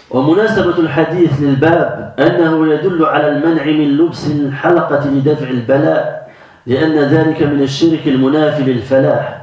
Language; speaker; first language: Arabic; non-native, fluent; French